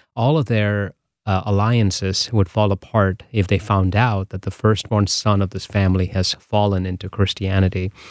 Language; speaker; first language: English; non-native, local second language; Tamil